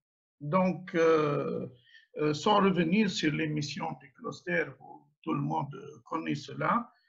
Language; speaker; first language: French; non-native, local second language; Arabic